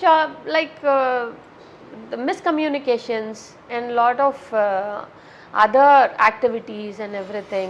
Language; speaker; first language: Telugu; non-native, local second language; Tamil